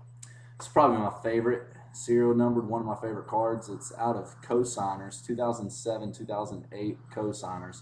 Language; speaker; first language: English; native; English